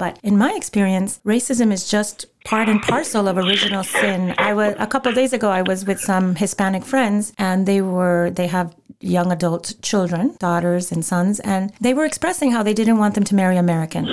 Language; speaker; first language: English; non-native, fluent; Spanish